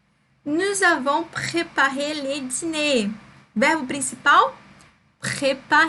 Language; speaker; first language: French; non-native, fluent; Portuguese